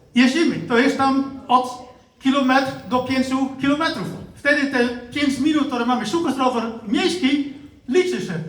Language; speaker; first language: Polish; non-native, fluent; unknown